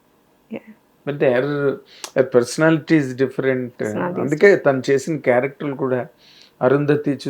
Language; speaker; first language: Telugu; native; Telugu